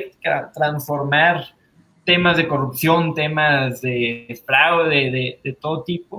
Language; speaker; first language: Spanish; native; Spanish